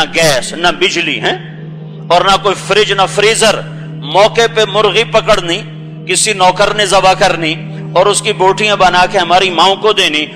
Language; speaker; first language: Urdu; non-native, local second language; Punjabi